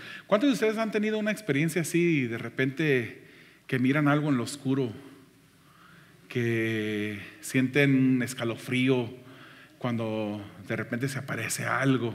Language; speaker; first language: Spanish; native; Spanish